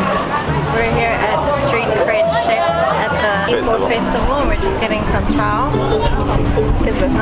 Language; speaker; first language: English; native; English